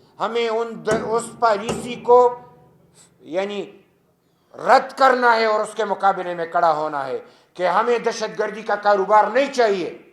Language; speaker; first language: Urdu; non-native, local second language; Pashto